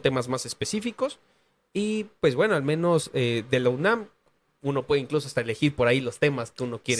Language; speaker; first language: Spanish; native; Spanish